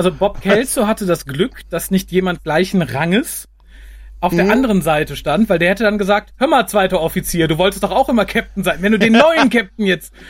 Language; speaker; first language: German; native; German